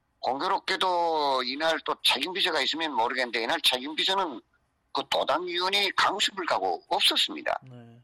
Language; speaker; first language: Korean; native; Korean